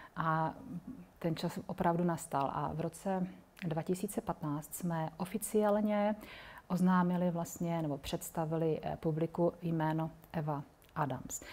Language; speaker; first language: Czech; native; Czech